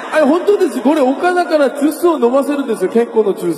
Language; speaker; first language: Japanese; non-native, fluent; Korean